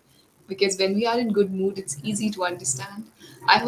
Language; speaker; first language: English; non-native, local second language; Hindi